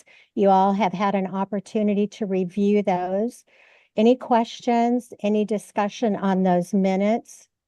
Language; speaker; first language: English; native; English